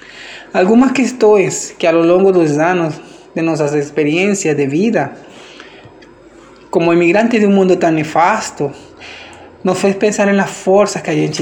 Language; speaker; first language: Portuguese; non-native, fluent; Spanish